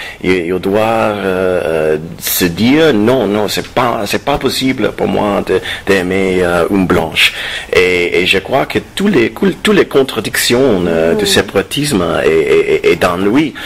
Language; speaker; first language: French; non-native, fluent; English